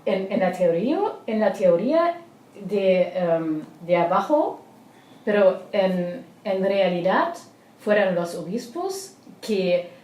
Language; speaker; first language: Spanish; non-native, learner; German